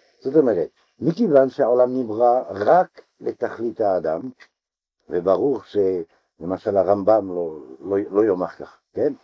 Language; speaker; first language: Hebrew; non-native, fluent; French